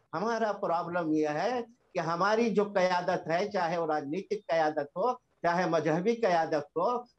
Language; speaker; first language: Hindi; native; Hindi